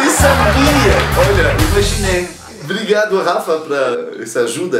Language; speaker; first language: Portuguese; non-native, fluent; French